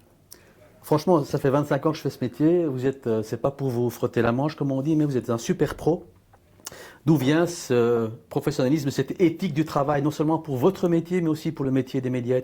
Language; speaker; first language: French; native; French